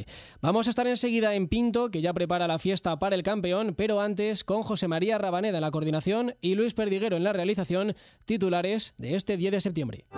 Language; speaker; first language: Spanish; native; Spanish